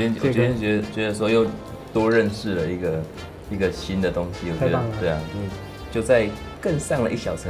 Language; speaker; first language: Chinese; native; Chinese